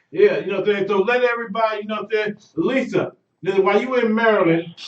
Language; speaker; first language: English; native; English